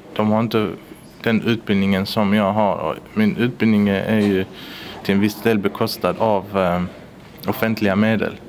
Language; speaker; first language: Swedish; early bilingual, other home language; Persian